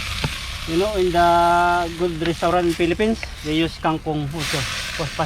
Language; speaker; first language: English; non-native, local second language; Filipino